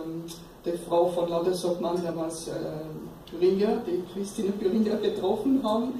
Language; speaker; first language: German; non-native, fluent; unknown